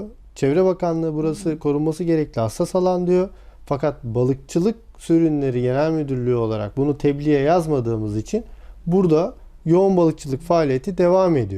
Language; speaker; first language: Turkish; native; Turkish